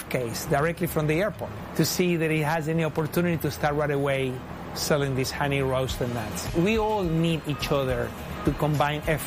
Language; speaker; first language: English; non-native, fluent; Spanish